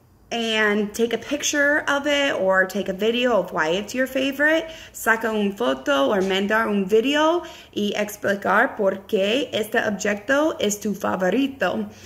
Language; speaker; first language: English; native; English